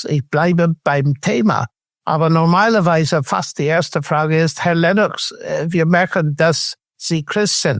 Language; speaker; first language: German; non-native, fluent; English